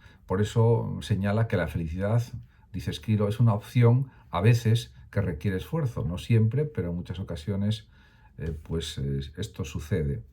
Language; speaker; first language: Spanish; native; Spanish